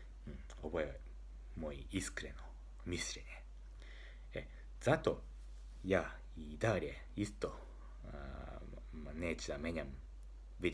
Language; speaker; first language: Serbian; non-native, learner; Japanese